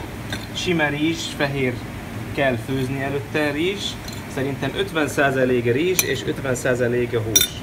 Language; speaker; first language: Hungarian; non-native, learner; Arabic